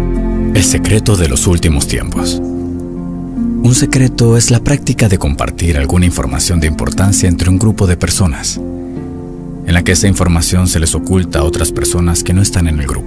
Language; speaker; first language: Spanish; native; Spanish